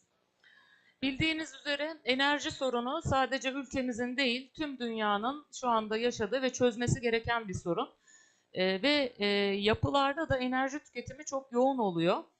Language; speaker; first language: Turkish; native; Turkish